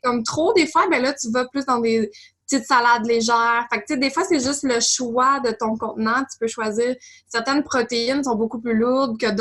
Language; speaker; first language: French; native; French